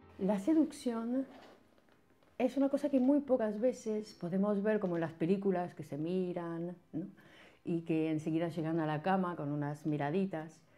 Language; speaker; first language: Spanish; non-native, fluent; French